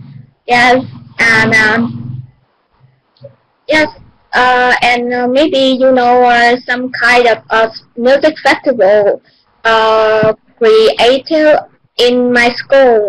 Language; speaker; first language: English; non-native, learner; Vietnamese